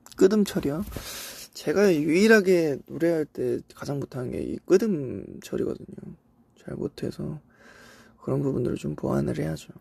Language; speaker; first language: Korean; native; Korean